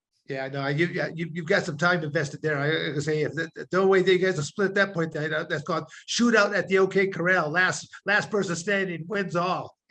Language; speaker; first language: English; native; English